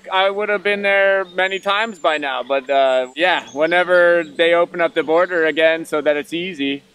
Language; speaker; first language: English; native; English